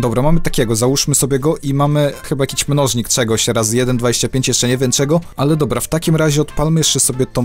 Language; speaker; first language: Polish; native; Polish